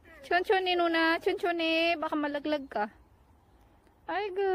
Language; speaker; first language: Korean; non-native, learner; Filipino